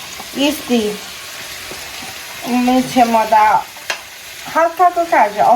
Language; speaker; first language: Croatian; non-native, learner; Chinese